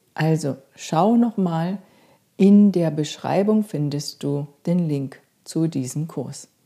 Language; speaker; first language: German; non-native, fluent; Korean